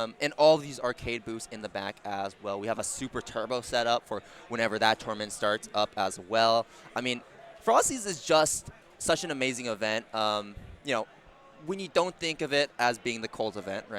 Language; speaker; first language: English; native; English